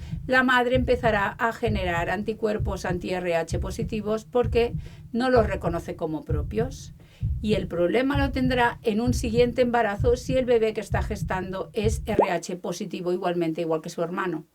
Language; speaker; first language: Spanish; native; Spanish